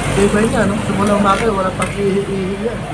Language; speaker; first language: Filipino; native; Filipino